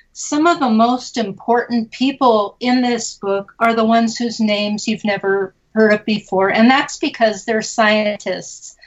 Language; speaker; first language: English; early bilingual, other home language; Spanish